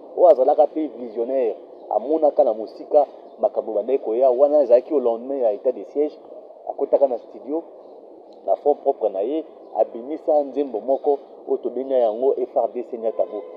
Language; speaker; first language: Lingala; native; Lingala